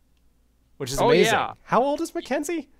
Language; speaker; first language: English; native; English